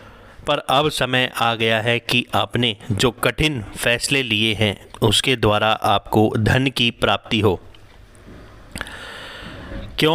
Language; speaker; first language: Hindi; native; Hindi